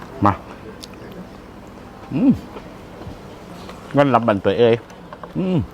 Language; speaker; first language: Vietnamese; non-native, learner; Thai